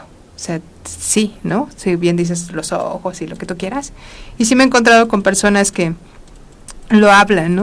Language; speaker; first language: Spanish; native; Spanish